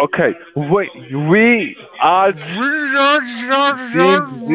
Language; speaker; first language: German; non-native, learner; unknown